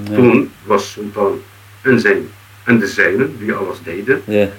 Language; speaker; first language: Dutch; non-native, fluent; Arabic